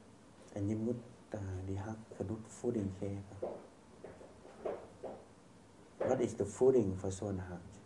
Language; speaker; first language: Dutch; non-native, fluent; Vietnamese